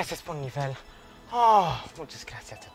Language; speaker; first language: Spanish; non-native, learner; English